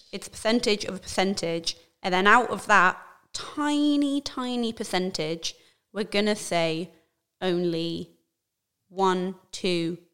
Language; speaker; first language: English; native; English